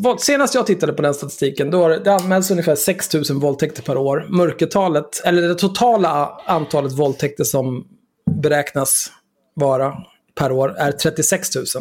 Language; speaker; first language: Swedish; native; Swedish